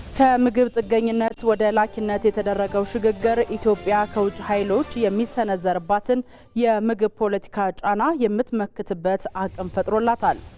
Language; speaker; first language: Amharic; native; Amharic